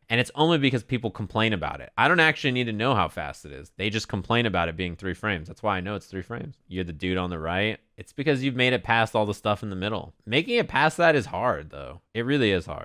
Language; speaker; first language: English; native; English